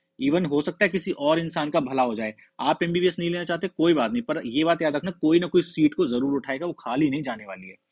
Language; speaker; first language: Hindi; native; Hindi